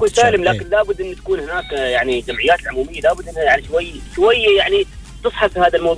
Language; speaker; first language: Arabic; native; Arabic